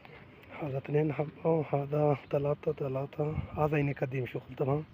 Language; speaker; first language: Arabic; non-native, learner; Pashto